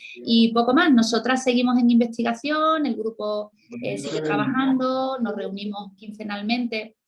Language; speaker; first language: Spanish; native; Spanish